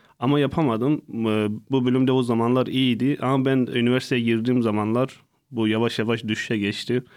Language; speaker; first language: Turkish; non-native, local second language; Kurdish